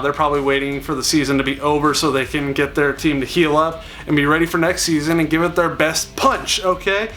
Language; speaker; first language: English; native; English